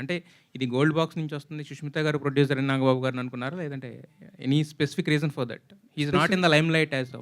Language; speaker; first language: Telugu; native; Telugu